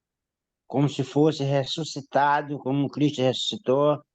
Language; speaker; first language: Portuguese; native; Portuguese